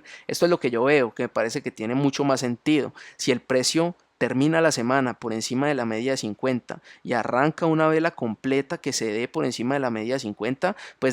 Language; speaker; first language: Spanish; native; Spanish